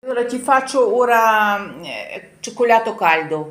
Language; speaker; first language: Italian; non-native, learner; Ukrainian